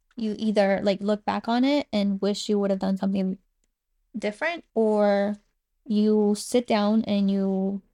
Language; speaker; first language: English; non-native, fluent; Spanish